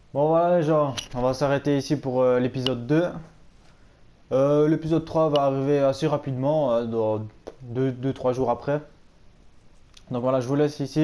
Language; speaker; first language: French; native; French